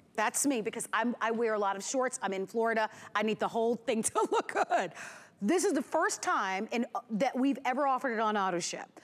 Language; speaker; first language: English; native; English